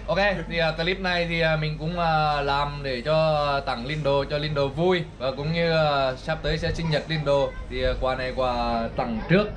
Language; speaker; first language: Vietnamese; native; Vietnamese